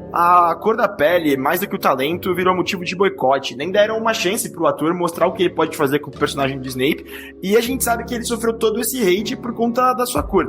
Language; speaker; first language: Portuguese; native; Portuguese